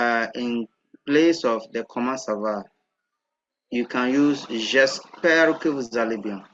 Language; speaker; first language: French; non-native, fluent; Akan